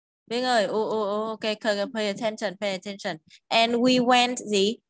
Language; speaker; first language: English; non-native, fluent; Vietnamese